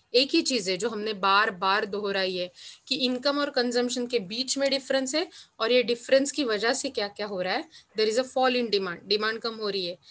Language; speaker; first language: Hindi; non-native, local second language; Marathi